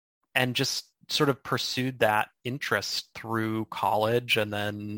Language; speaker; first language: English; native; English